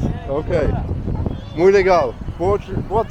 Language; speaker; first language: Portuguese; non-native, learner; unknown